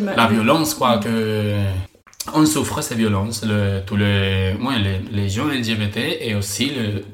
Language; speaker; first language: French; non-native, fluent; Spanish